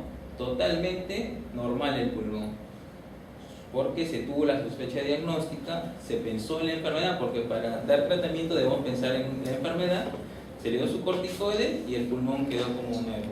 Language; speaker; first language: Spanish; native; Spanish